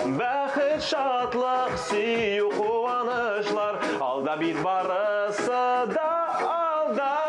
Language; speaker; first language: Tatar; early bilingual, other home language; Armenian